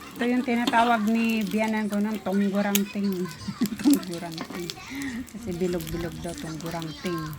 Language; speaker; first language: Filipino; non-native, local second language; Cebuano